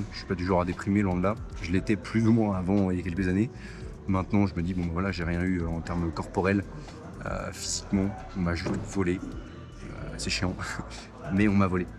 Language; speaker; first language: French; native; French